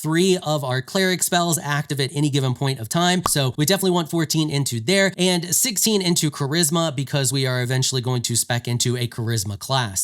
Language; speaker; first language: English; native; English